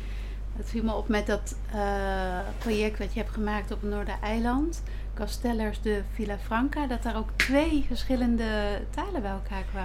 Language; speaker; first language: Dutch; native; Dutch